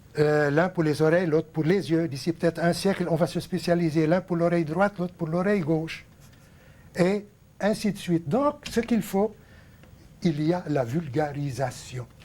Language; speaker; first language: French; non-native, local second language; Arabic